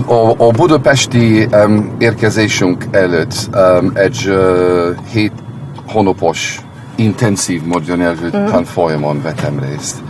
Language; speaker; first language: Hungarian; non-native, learner; English